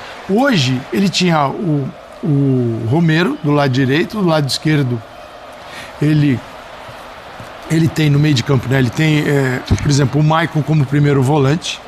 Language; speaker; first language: Portuguese; native; Portuguese